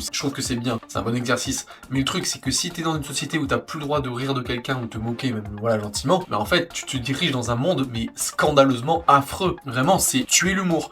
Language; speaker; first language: French; native; French